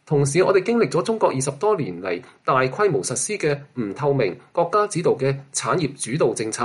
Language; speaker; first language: Chinese; non-native, local second language; Cantonese